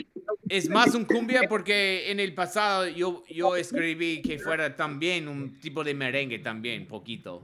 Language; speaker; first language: Spanish; non-native, learner; English